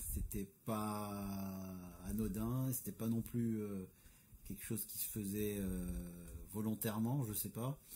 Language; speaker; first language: French; non-native, local second language; Arabic